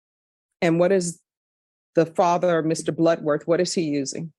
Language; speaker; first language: English; native; English